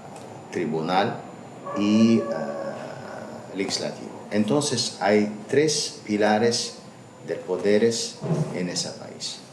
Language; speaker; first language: Spanish; non-native, learner; Azerbaijani